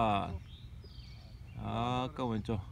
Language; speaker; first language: Korean; native; Korean